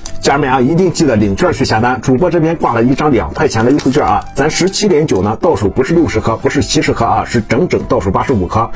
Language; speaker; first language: Chinese; native; Chinese